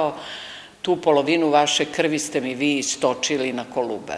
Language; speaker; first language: Serbian; native; Serbian